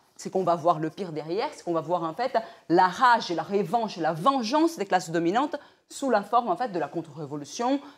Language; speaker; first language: French; non-native, fluent; Portuguese